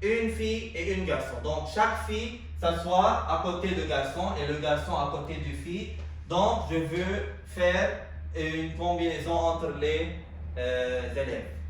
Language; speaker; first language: French; non-native, local second language; Arabic